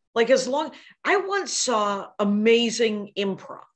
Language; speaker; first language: English; native; English